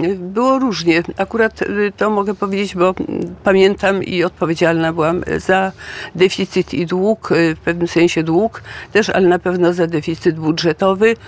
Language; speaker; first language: Polish; native; Polish